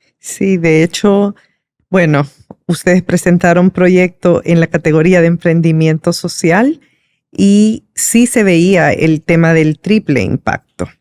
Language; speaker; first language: Spanish; native; Spanish